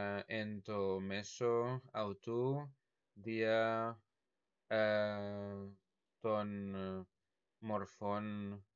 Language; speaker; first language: Greek; non-native, learner; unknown